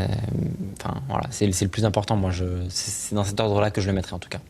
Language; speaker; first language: French; native; French